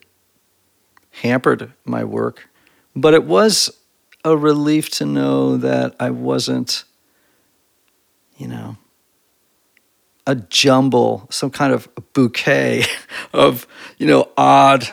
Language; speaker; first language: English; native; English